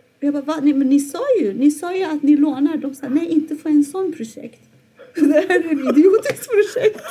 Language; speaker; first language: Swedish; non-native, fluent; Persian